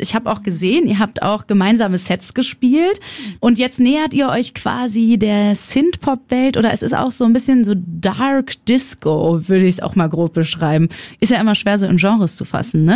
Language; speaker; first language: German; native; German